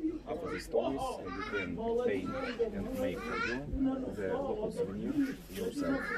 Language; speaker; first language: English; non-native, learner; Russian